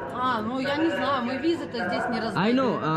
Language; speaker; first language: Russian; native; Russian